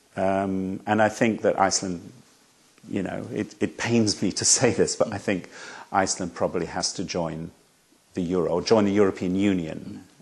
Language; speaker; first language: English; native; English